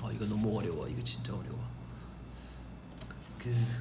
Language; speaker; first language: Korean; non-native, fluent; English